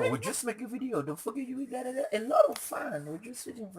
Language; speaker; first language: English; non-native, learner; Haitian Creole